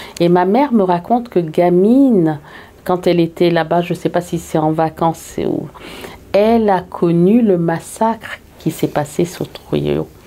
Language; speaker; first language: French; early bilingual, heritage; French